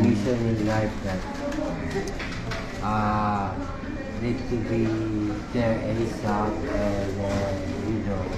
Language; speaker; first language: English; non-native, local second language; Filipino